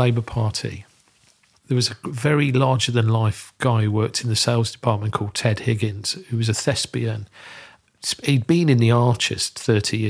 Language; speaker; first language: English; native; English